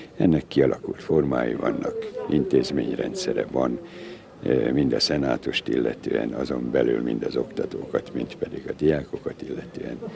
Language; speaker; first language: Hungarian; native; Hungarian